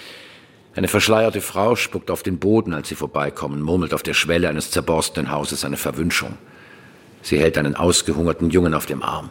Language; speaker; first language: German; native; German